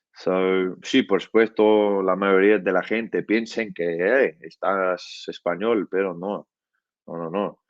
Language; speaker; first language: Spanish; non-native, learner; English